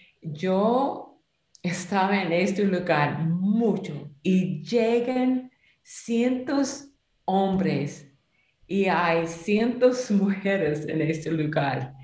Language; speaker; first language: Spanish; non-native, learner; English